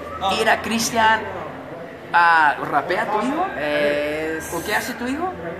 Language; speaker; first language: Spanish; early bilingual, other home language; English